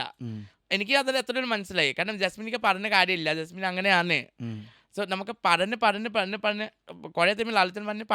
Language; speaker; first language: Malayalam; non-native, local second language; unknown